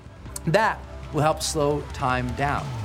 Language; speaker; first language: English; native; English